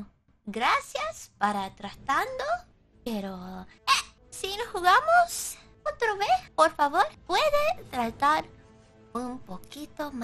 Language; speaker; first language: Spanish; non-native, learner; English